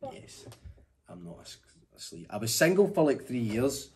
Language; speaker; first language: English; native; English